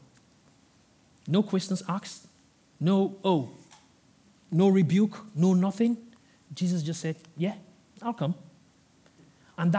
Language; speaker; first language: English; non-native, local second language; Yoruba